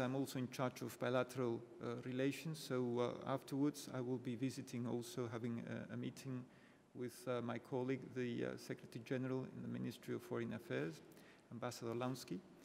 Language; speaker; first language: English; non-native, fluent; Spanish